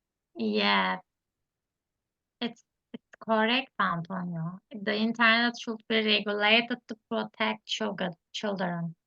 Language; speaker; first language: English; non-native, learner; Turkish